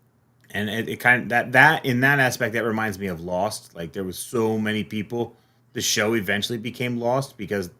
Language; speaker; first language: English; native; English